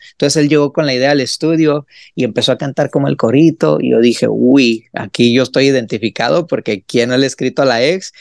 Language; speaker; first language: Spanish; early bilingual, heritage; Spanish